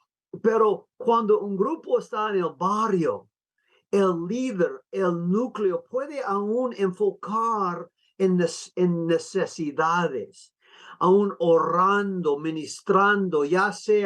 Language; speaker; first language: Spanish; non-native, fluent; English